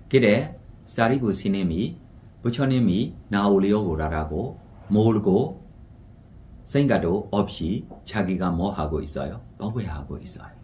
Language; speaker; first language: Korean; non-native, fluent; Burmese